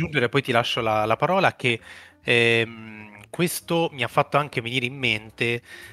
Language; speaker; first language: Italian; native; Italian